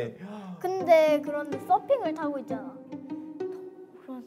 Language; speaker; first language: Korean; native; Korean